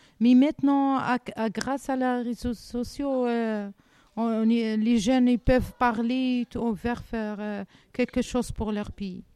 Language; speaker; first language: French; non-native, local second language; Arabic